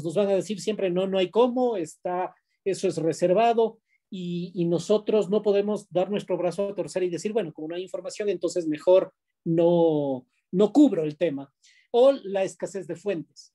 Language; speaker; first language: Spanish; native; Spanish